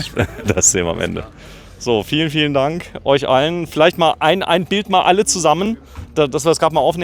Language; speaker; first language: German; native; German